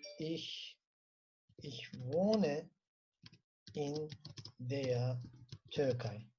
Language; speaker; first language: German; non-native, fluent; Turkish